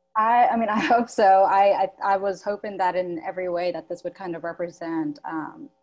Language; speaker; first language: English; native; English